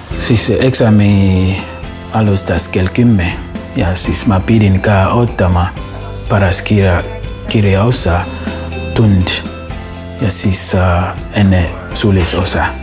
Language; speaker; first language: Estonian; non-native, learner; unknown